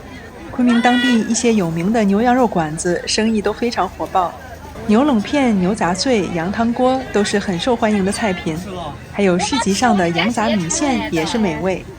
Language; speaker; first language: Chinese; native; Chinese